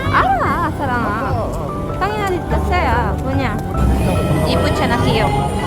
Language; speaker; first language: Korean; non-native, learner; Filipino